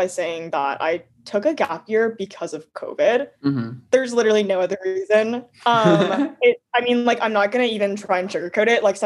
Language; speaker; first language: English; native; English